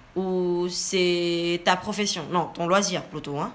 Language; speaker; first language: French; non-native, learner; Indonesian